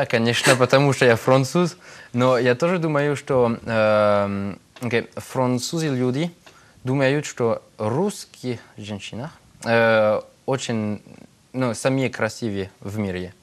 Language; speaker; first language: Russian; non-native, learner; French